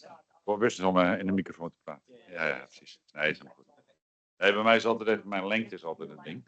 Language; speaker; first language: Dutch; native; Dutch